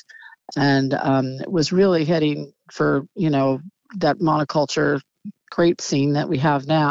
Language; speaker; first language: English; native; English